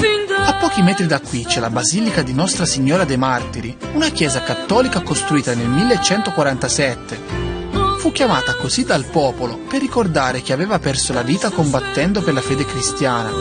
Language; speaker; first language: Italian; native; Italian